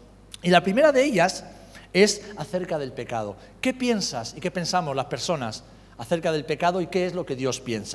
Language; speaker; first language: Spanish; native; Spanish